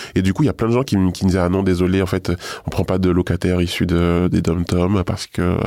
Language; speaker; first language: French; native; French